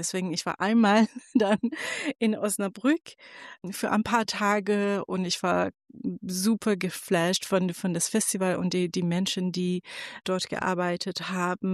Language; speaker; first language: German; non-native, fluent; Persian